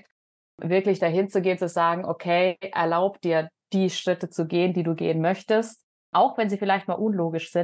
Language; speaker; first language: German; native; German